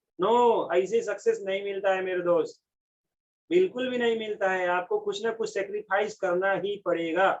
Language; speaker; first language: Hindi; native; Hindi